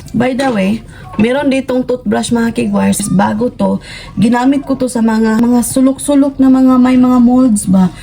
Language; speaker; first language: Filipino; non-native, local second language; Cebuano